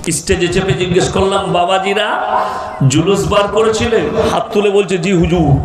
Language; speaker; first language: Bangla; native; Bangla